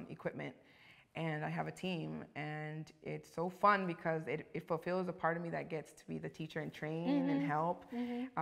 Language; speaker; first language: English; early bilingual, other home language; Spanish